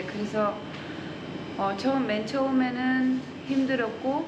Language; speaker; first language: Korean; early bilingual, heritage; Korean